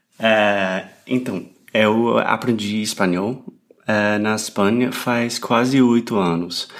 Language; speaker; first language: Portuguese; non-native, fluent; English